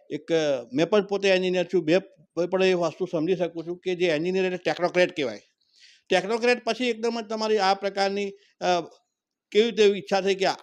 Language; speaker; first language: Gujarati; native; Gujarati